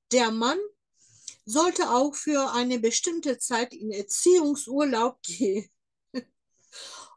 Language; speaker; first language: German; non-native, fluent; Turkish